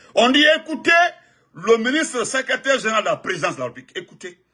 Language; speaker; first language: French; non-native, local second language; Fula